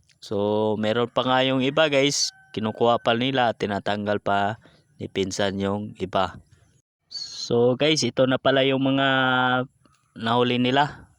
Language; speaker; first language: Filipino; non-native, local second language; Cebuano